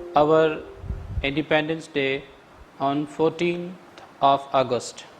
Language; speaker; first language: English; non-native, local second language; Urdu